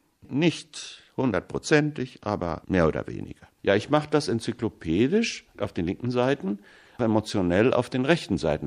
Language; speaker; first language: German; early bilingual, heritage; German